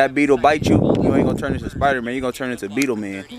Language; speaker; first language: English; native; English